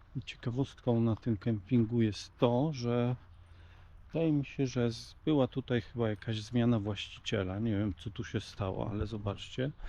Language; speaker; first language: Polish; native; Polish